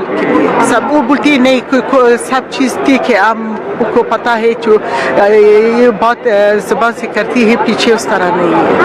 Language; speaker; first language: Hindi; non-native, learner; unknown